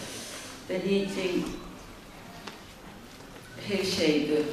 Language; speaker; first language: Turkish; non-native, learner; Japanese